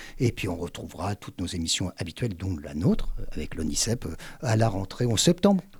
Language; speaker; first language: French; native; French